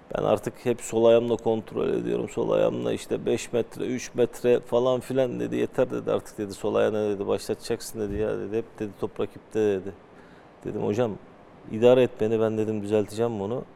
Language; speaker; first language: Turkish; native; Turkish